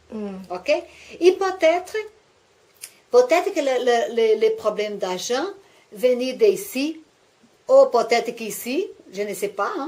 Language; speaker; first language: French; non-native, learner; Portuguese